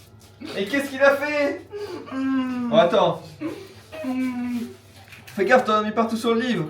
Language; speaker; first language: French; native; French